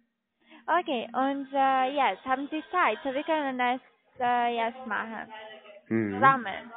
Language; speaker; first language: German; non-native, learner; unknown